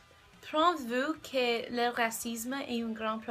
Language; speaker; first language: French; non-native, learner; English